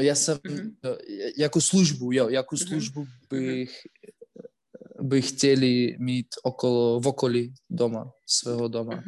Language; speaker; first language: Czech; non-native, learner; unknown